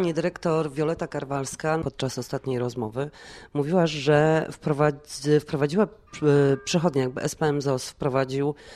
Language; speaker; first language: Polish; native; Polish